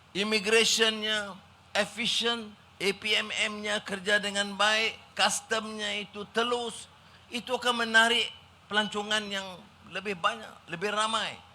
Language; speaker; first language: Malay; native; Malay